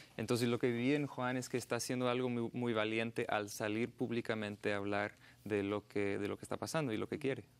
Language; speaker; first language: Spanish; non-native, fluent; English